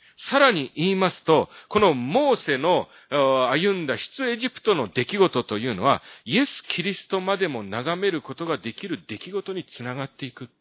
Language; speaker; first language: Japanese; early bilingual, other home language; Korean